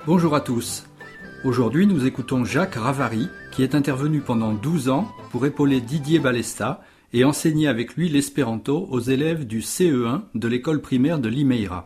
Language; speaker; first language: French; native; French